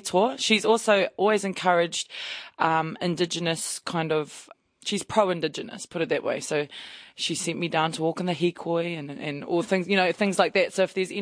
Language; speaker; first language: English; native; English